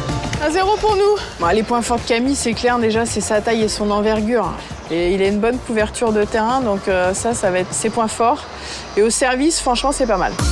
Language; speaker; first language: French; native; French